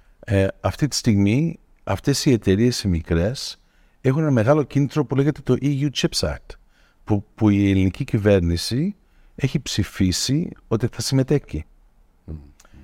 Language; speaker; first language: Greek; early bilingual, heritage; Greek